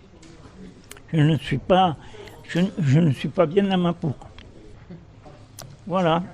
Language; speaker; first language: French; native; French